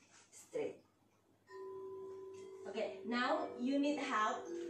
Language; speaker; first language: English; non-native, learner; Indonesian